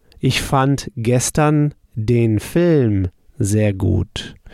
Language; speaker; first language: German; non-native, fluent; English